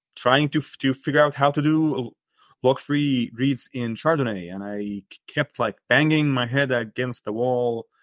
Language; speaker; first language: English; non-native, fluent; Arabic